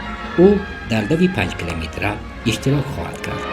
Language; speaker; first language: Persian; native; Persian